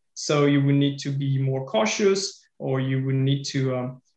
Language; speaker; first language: English; non-native, fluent; French